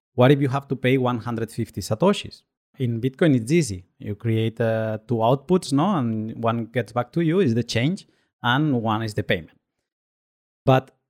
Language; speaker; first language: English; non-native, fluent; Spanish